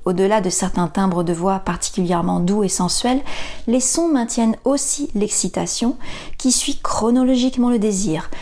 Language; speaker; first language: French; native; French